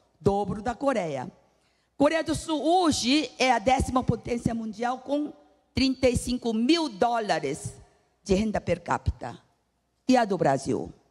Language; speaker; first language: Portuguese; non-native, fluent; Korean